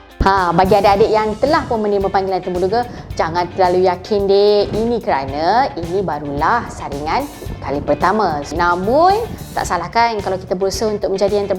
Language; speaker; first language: Malay; native; Malay